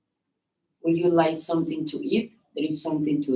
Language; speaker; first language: English; non-native, learner; Spanish